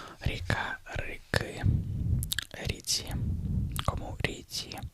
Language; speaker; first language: Ukrainian; non-native, learner; Russian